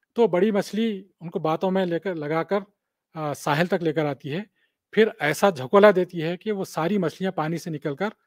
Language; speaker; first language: Hindi; non-native, local second language; Urdu